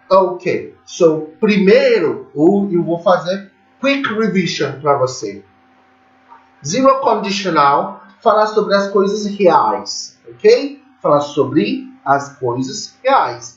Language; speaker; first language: Portuguese; non-native, fluent; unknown